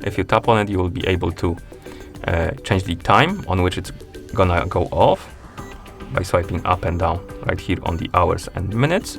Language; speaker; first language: English; non-native, fluent; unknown